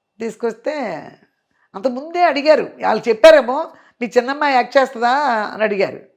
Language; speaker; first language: Telugu; native; Telugu